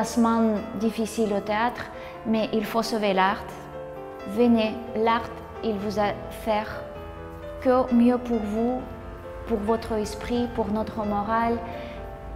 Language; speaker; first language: French; non-native, learner; Russian